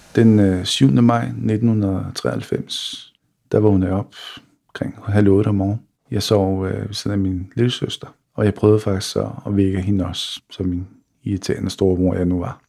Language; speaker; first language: Danish; early bilingual, other home language; Bosnian